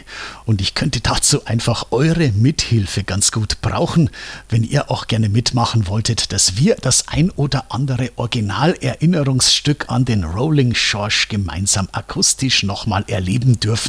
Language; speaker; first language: German; native; German